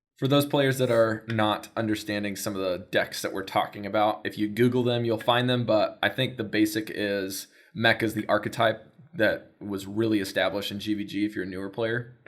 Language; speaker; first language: English; native; English